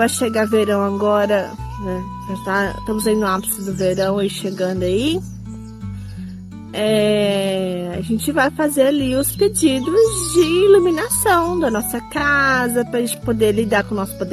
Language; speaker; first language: Portuguese; native; Portuguese